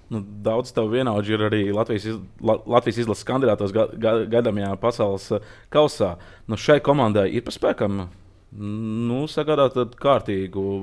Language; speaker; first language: Latvian; native; Latvian